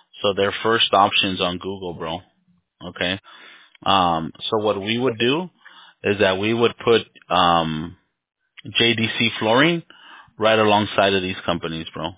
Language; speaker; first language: English; early bilingual, other home language; Spanish